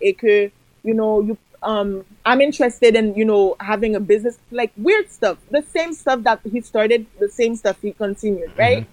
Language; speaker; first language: English; early bilingual, other home language; Haitian Creole